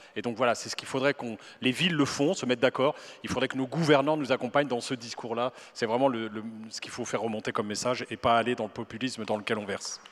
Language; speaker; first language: French; native; French